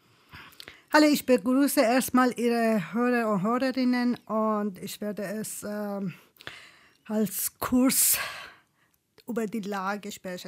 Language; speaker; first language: German; non-native, fluent; Persian